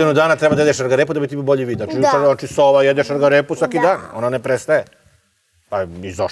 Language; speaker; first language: Serbian; native; Serbian